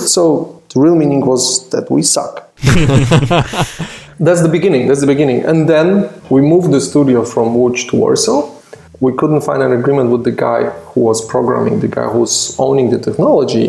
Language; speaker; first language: English; non-native, fluent; Polish